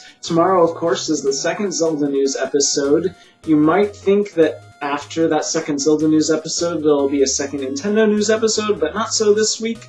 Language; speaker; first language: English; native; English